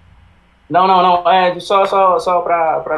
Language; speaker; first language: Portuguese; non-native, fluent; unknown